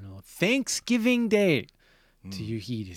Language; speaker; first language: Japanese; non-native, fluent; English